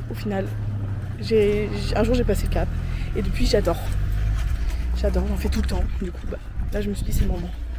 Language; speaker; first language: French; native; French